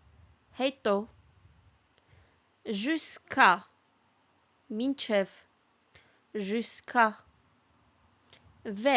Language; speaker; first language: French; non-native, fluent; Armenian